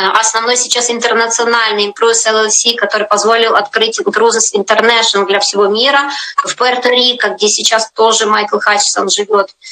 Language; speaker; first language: Russian; native; Russian